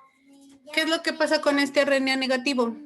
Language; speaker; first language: Spanish; native; Spanish